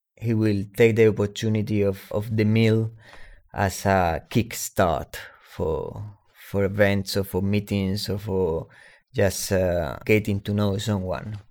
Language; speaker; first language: English; non-native, fluent; Spanish